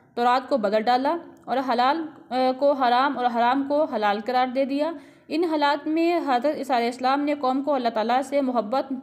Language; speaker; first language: Urdu; non-native, local second language; Punjabi